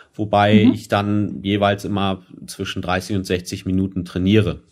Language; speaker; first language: German; native; German